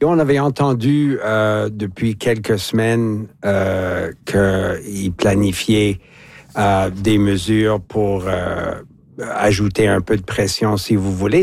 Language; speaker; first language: French; native; French